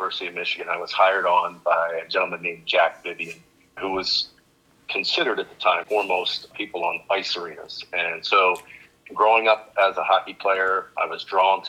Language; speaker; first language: English; native; English